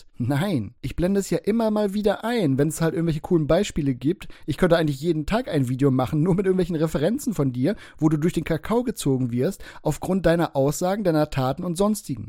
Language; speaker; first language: German; native; German